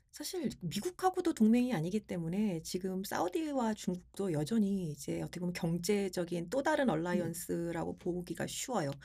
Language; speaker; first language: Korean; native; Korean